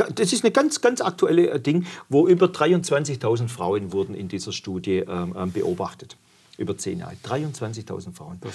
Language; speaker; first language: German; native; German